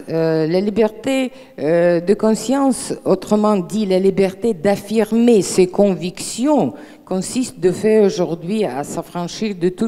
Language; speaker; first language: French; non-native, fluent; Russian